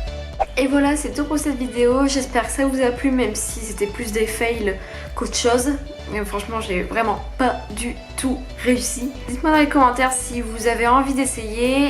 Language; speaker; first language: French; native; French